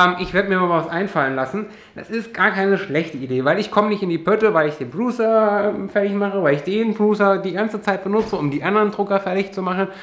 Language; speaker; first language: German; native; German